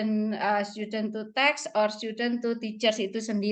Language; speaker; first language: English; non-native, fluent; Indonesian